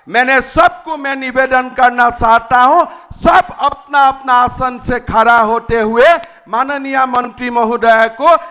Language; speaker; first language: Hindi; non-native, local second language; Assamese